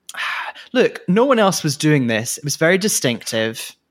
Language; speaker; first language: English; native; English